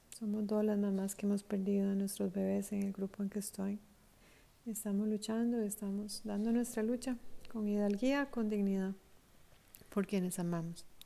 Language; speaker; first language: Spanish; native; Spanish